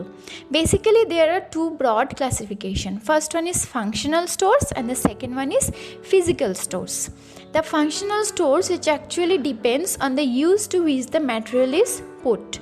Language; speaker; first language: English; non-native, local second language; Bangla